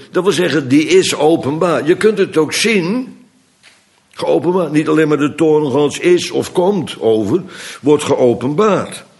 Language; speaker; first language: Dutch; native; Dutch